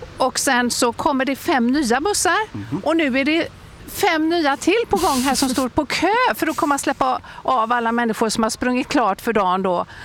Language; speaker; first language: Swedish; native; Swedish